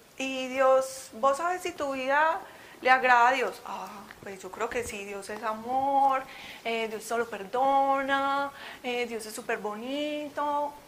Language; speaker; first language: Spanish; native; Spanish